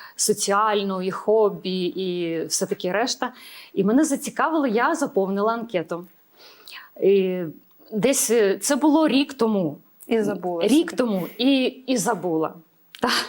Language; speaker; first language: Ukrainian; native; Ukrainian